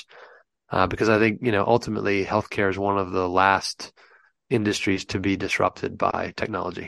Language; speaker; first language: English; native; English